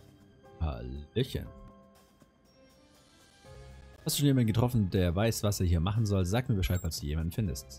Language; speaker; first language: German; native; German